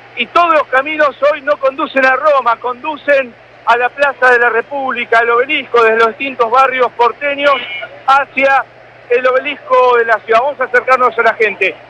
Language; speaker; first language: Spanish; native; Spanish